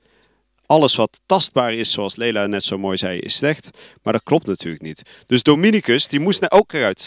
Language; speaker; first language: Dutch; native; Dutch